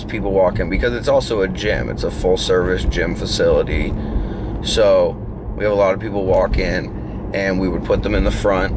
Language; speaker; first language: English; native; English